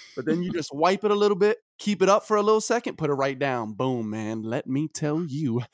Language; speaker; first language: English; native; English